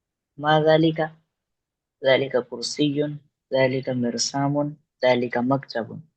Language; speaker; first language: Arabic; non-native, learner; Urdu